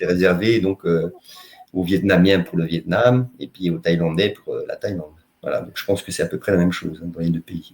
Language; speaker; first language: French; native; French